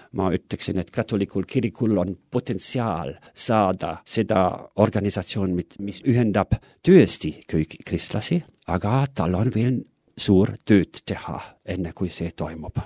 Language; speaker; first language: Estonian; non-native, fluent; German